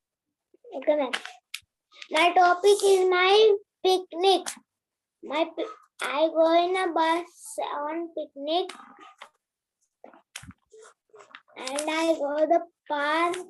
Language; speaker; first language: English; non-native, learner; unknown